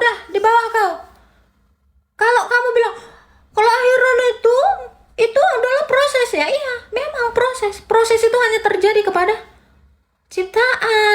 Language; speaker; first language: Indonesian; native; Indonesian